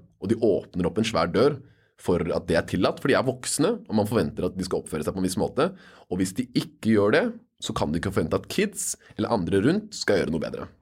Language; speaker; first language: Norwegian; native; Norwegian